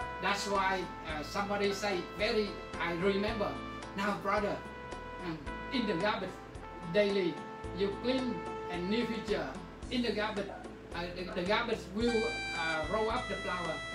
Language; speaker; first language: English; non-native, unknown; Vietnamese